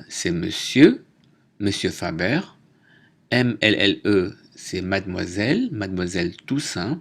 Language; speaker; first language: French; native; French